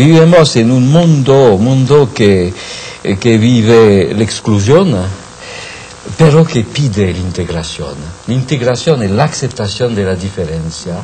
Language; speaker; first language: Spanish; non-native, fluent; French